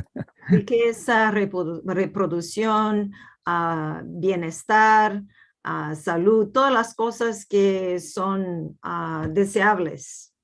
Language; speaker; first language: Spanish; non-native, fluent; Portuguese